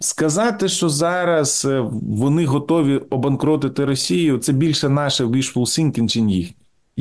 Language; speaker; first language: Ukrainian; native; Ukrainian